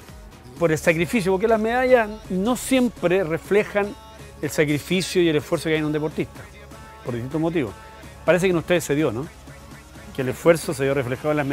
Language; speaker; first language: Spanish; native; Spanish